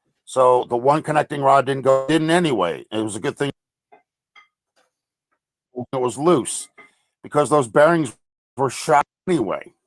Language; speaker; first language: English; native; English